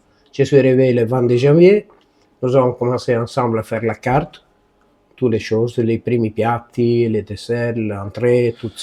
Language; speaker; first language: French; non-native, learner; Italian